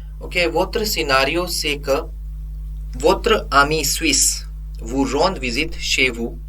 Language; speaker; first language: French; non-native, fluent; Hindi